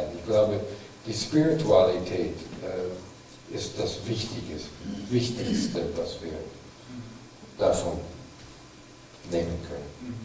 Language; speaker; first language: German; non-native, fluent; English